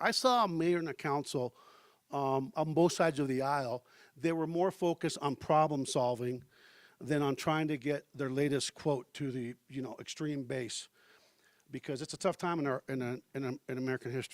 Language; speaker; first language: English; early bilingual, heritage; Spanish